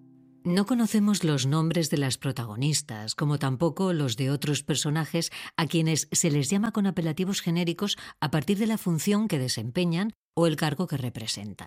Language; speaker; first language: Spanish; native; Spanish